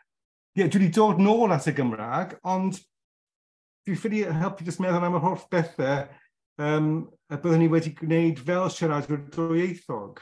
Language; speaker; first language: Welsh; non-native, local second language; English